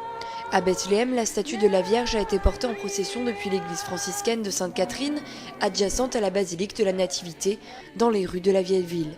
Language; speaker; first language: French; native; French